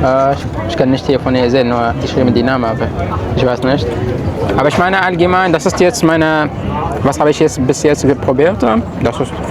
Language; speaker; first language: German; non-native, learner; Arabic